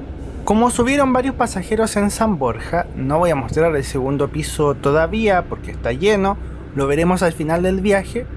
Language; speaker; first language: Spanish; native; Spanish